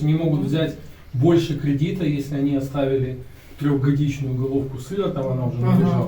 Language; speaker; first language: Russian; native; Russian